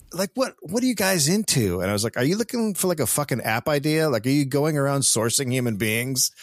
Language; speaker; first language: English; native; English